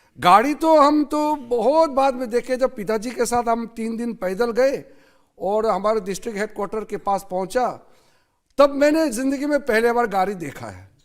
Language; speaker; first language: Hindi; non-native, local second language; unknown